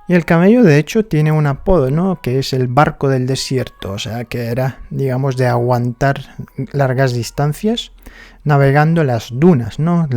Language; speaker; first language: Spanish; non-native, fluent; Arabic